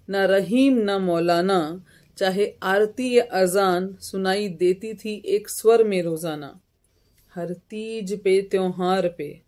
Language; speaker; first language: Hindi; native; Hindi